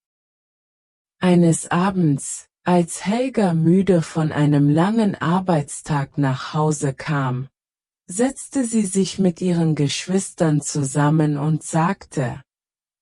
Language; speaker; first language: German; native; German